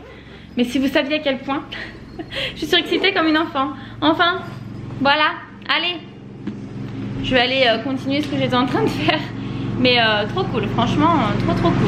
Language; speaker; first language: French; native; French